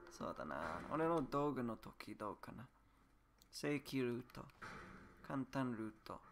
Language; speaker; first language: Japanese; non-native, learner; English